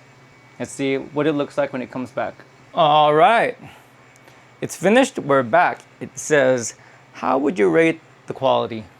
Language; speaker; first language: English; native; English